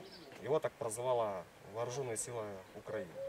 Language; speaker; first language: Russian; native; Russian